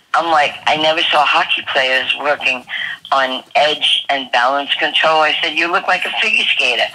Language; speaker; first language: English; native; English